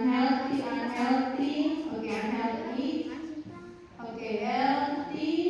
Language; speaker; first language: English; non-native, learner; Indonesian